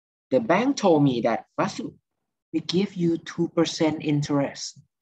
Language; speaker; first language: English; non-native, fluent; Thai